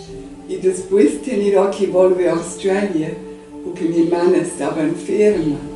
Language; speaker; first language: Spanish; non-native, learner; English